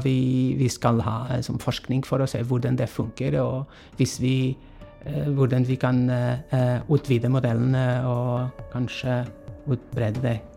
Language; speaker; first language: Norwegian; non-native, fluent; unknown